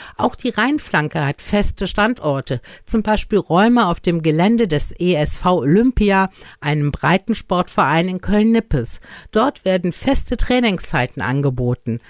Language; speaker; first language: German; native; German